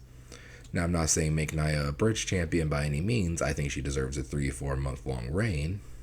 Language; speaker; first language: English; native; English